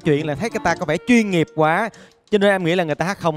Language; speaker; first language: Vietnamese; native; Vietnamese